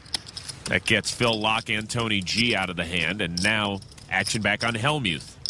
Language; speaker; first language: English; native; English